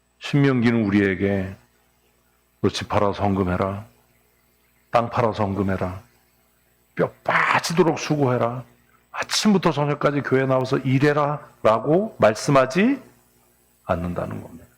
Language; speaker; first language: Korean; native; Korean